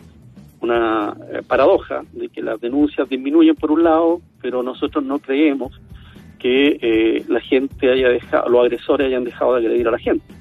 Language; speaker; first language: Spanish; native; Spanish